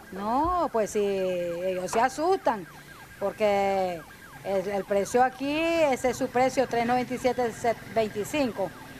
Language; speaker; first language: Spanish; native; Spanish